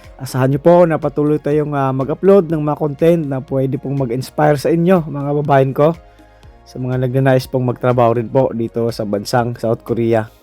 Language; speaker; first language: Filipino; non-native, local second language; Cebuano